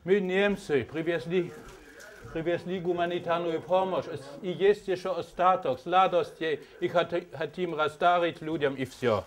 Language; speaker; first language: Russian; non-native, learner; German